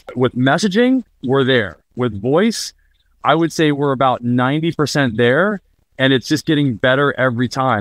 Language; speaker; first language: English; native; English